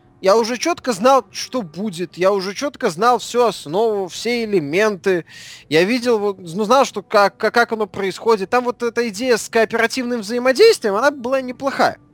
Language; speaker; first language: Russian; native; Russian